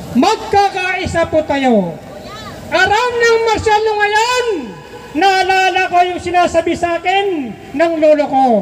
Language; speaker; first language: Filipino; non-native, local second language; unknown